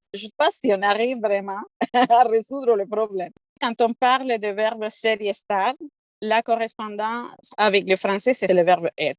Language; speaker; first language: French; non-native, fluent; Spanish